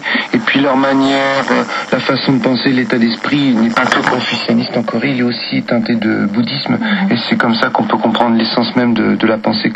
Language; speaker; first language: French; native; French